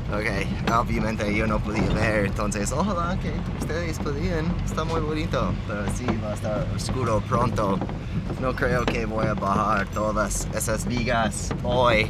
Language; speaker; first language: Spanish; non-native, fluent; English